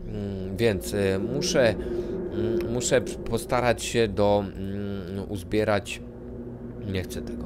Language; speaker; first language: Polish; native; Polish